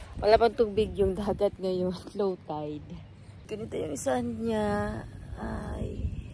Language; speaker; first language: Filipino; non-native, local second language; Cebuano